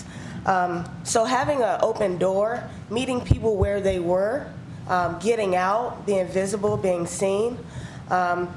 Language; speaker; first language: English; native; English